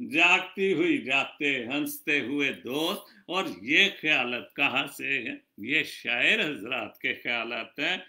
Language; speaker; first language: Urdu; non-native, local second language; Punjabi